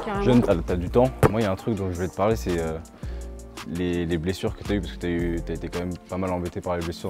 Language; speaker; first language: French; native; French